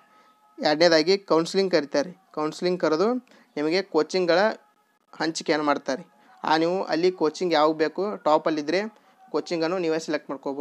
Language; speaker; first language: Kannada; native; Kannada